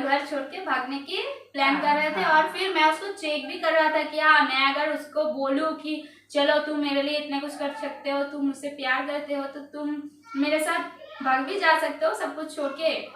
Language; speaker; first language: Hindi; non-native, local second language; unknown